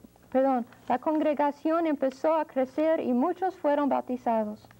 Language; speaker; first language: Spanish; non-native, fluent; English